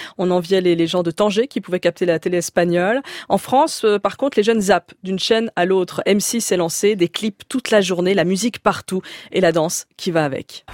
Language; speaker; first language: French; native; French